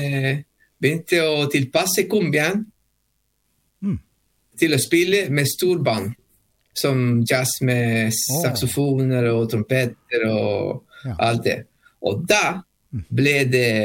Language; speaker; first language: Norwegian; non-native, learner; Spanish